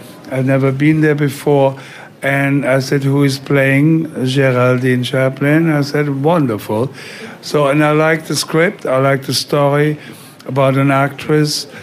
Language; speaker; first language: English; non-native, fluent; German